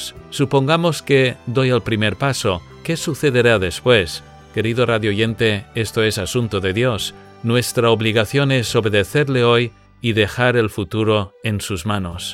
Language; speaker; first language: Spanish; native; Spanish